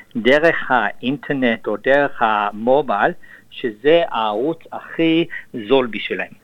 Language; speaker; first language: Hebrew; non-native, fluent; English